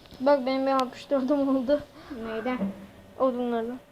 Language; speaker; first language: Turkish; native; Turkish